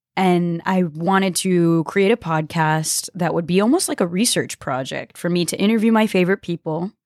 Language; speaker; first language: English; early bilingual, other home language; Portuguese